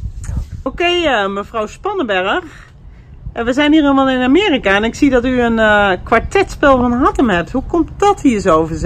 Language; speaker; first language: Dutch; native; Dutch